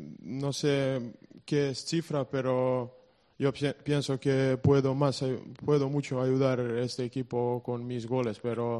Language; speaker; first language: Spanish; non-native, learner; Serbian